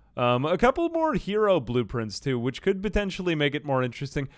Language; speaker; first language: English; native; English